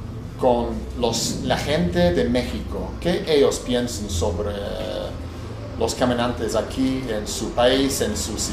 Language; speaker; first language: Spanish; non-native, learner; English